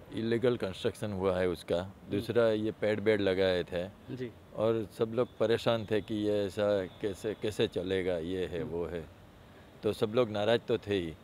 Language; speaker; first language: Hindi; non-native, local second language; Gujarati